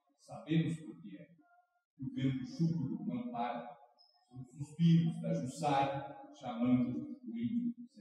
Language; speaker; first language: Portuguese; native; Portuguese